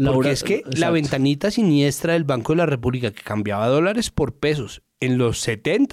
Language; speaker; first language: Spanish; native; Spanish